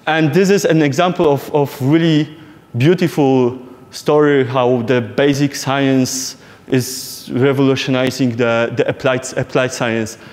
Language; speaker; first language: English; non-native, fluent; Polish